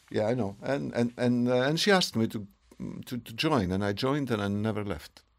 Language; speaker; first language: English; non-native, fluent; Greek